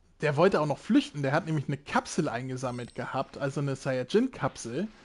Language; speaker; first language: German; native; German